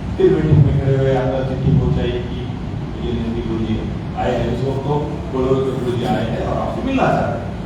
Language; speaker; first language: Hindi; non-native, local second language; Marathi